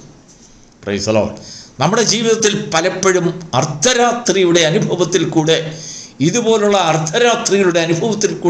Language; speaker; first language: Malayalam; native; Malayalam